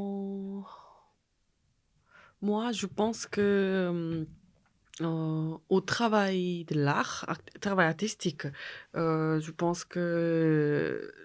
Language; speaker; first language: French; non-native, fluent; Korean